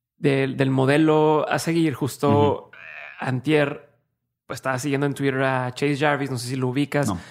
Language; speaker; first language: Spanish; native; Spanish